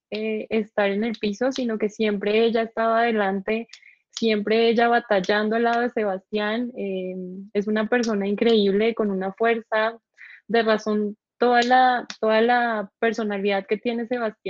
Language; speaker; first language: Spanish; native; Spanish